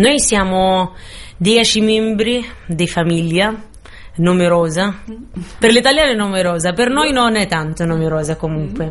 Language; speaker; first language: Italian; non-native, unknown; Arabic